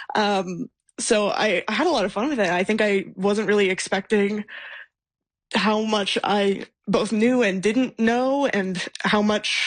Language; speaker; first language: English; native; English